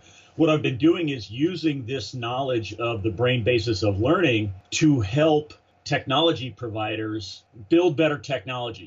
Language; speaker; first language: English; native; English